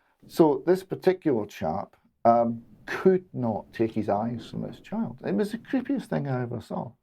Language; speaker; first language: English; native; English